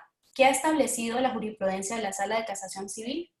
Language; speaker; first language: Spanish; native; Spanish